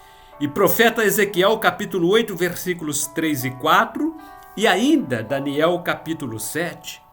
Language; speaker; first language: Portuguese; native; Portuguese